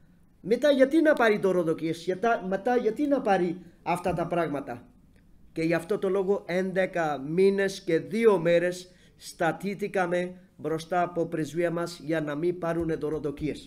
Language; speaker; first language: Greek; non-native, fluent; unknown